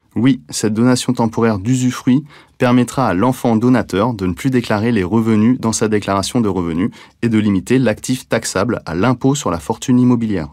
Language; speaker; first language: French; native; French